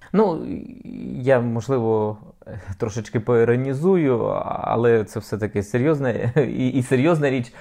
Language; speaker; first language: Ukrainian; native; Ukrainian